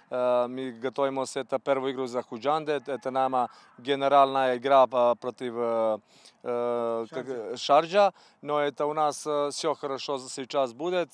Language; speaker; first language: Russian; non-native, learner; Serbian